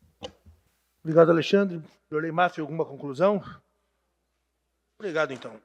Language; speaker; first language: Portuguese; native; Portuguese